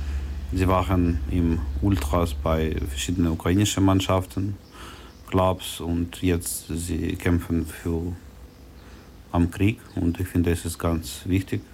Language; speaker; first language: German; non-native, learner; Ukrainian